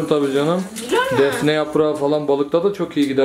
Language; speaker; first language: Turkish; native; Turkish